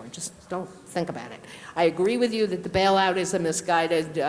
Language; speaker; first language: English; native; English